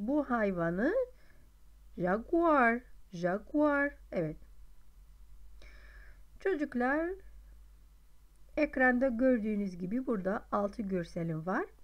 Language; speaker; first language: Turkish; non-native, fluent; Arabic